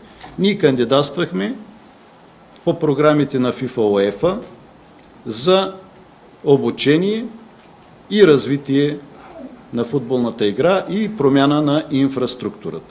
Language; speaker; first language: Bulgarian; native; Bulgarian